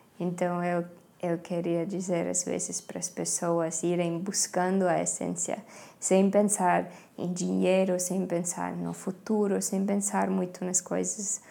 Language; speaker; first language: Portuguese; non-native, fluent; Estonian